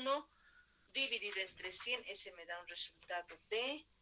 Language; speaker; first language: Spanish; native; Spanish